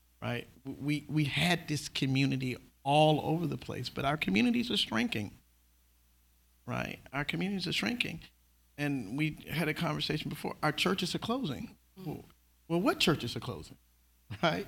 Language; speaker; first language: English; native; English